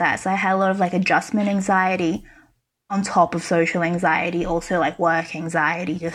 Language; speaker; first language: English; native; English